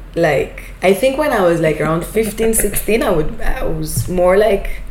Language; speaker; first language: English; non-native, fluent; Hebrew